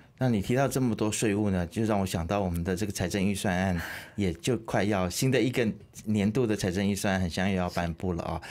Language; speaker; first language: Chinese; native; Chinese